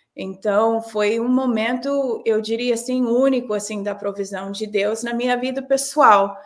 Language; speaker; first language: Portuguese; non-native, fluent; English